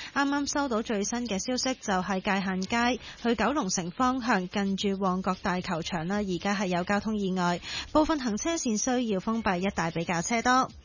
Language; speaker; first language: Chinese; non-native, local second language; Cantonese